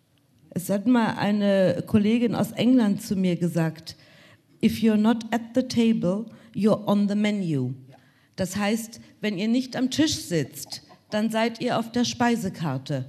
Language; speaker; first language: German; native; German